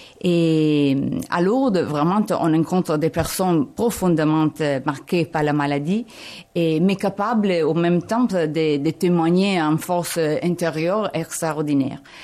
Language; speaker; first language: French; non-native, fluent; Italian